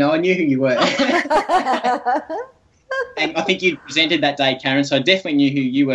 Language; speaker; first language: English; native; English